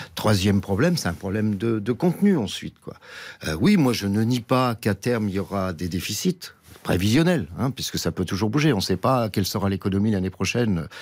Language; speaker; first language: French; native; French